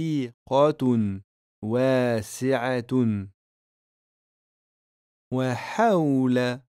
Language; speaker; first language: Arabic; non-native, fluent; French